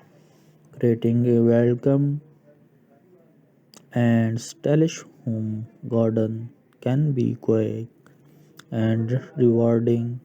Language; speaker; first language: English; non-native, local second language; Urdu